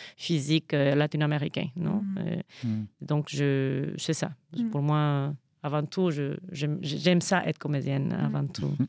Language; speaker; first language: French; non-native, fluent; Spanish